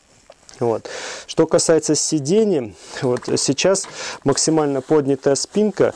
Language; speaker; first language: Russian; native; Russian